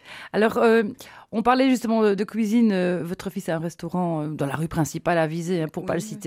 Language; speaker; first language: French; native; French